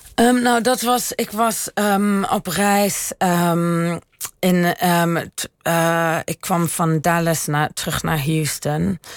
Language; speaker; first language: Dutch; early bilingual, heritage; Dutch